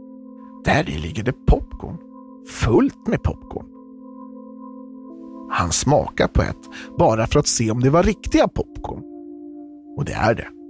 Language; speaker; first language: Swedish; native; Swedish